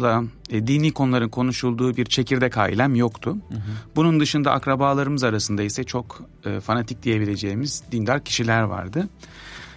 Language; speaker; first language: Turkish; native; Turkish